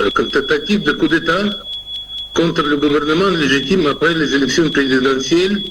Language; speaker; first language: French; non-native, fluent; Russian